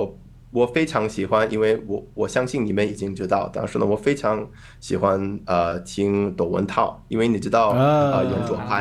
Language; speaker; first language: Chinese; non-native, fluent; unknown